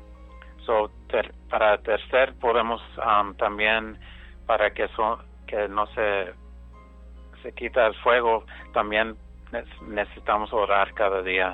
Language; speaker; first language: Spanish; early bilingual, heritage; English